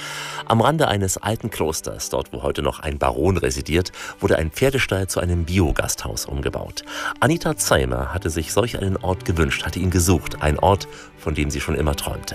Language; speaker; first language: German; native; German